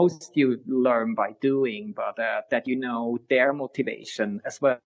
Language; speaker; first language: English; non-native, fluent; Swiss German